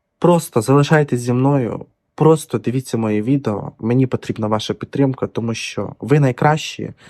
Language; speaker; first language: Ukrainian; non-native, local second language; Russian